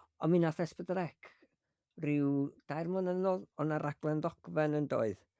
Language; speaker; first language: Welsh; native; Welsh